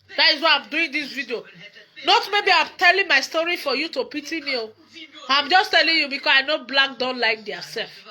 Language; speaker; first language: Nigerian Pidgin; native; Nigerian Pidgin